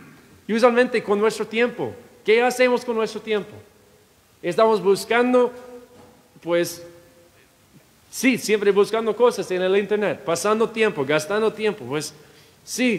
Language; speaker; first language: Spanish; non-native, fluent; English